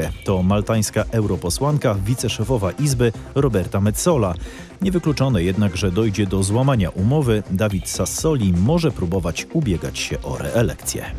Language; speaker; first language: Polish; native; Polish